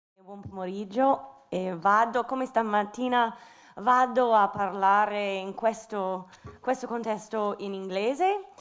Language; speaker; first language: Italian; non-native, fluent; English